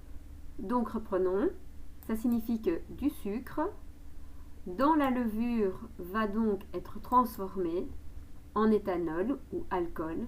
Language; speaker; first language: French; native; French